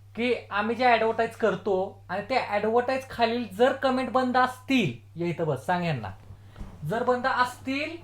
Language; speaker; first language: Marathi; non-native, local second language; Urdu